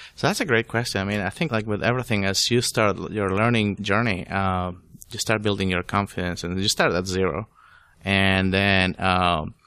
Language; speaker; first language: English; non-native, fluent; Spanish